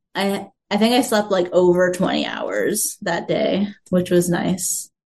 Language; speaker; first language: English; native; English